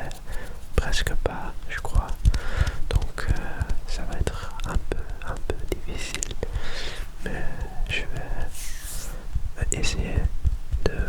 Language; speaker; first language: French; non-native, learner; Dutch